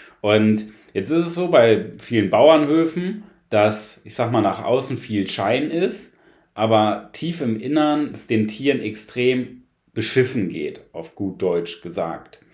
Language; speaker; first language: German; native; German